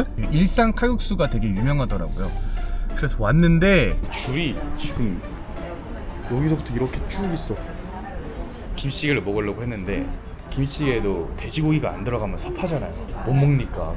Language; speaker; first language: Korean; native; Korean